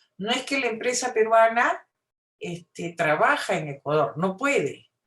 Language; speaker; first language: Spanish; native; Spanish